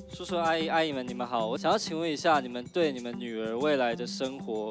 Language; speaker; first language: Chinese; native; Chinese